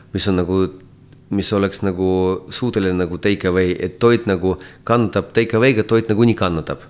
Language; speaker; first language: Estonian; non-native, local second language; Russian